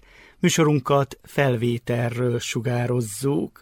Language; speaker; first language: Hungarian; native; Hungarian